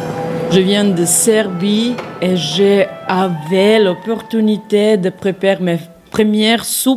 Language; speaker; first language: French; non-native, fluent; Serbian